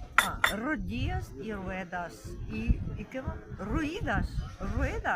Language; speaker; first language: Spanish; non-native, learner; Ukrainian